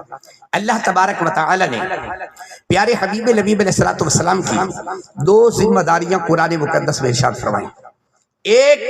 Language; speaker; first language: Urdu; non-native, local second language; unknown